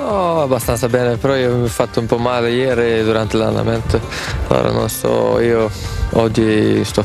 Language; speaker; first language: Italian; non-native, fluent; Swedish